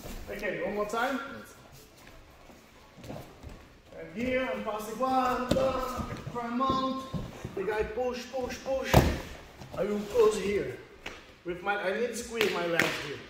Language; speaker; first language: English; non-native, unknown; Portuguese